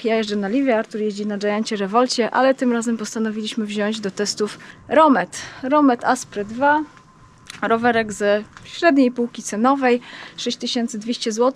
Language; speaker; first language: Polish; native; Polish